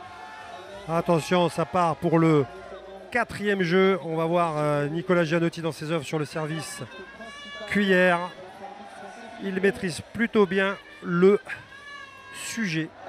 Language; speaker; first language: French; native; French